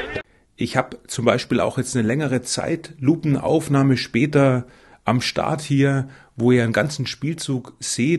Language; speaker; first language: German; native; German